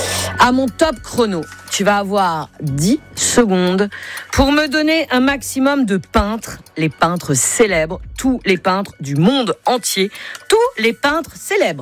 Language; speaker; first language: French; native; French